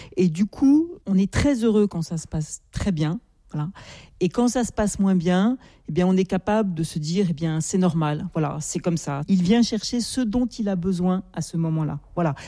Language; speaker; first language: French; native; French